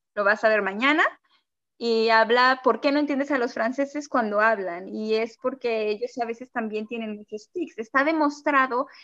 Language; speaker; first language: Spanish; native; Spanish